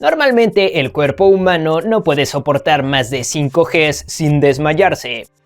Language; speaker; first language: Spanish; native; Spanish